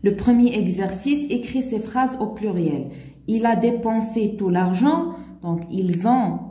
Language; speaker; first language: French; non-native, local second language; Arabic